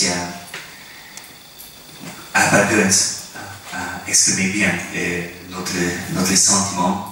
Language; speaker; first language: French; non-native, fluent; Hungarian